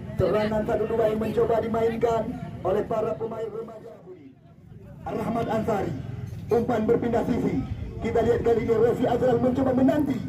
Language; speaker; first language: Indonesian; non-native, local second language; Achinese